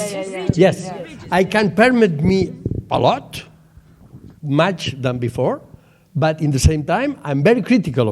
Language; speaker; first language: English; non-native, learner; Catalan